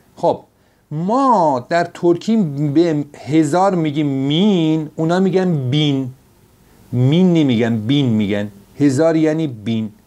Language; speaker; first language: Persian; non-native, local second language; Azerbaijani